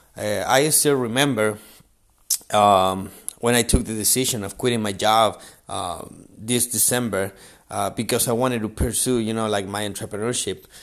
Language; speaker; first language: English; non-native, fluent; Spanish